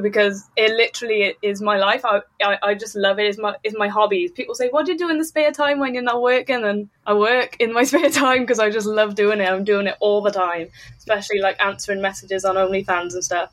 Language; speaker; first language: English; native; English